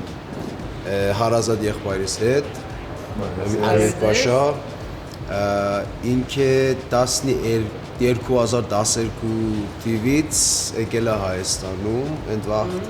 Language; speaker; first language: Armenian; non-native, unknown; Persian